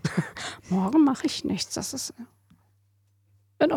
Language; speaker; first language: German; native; German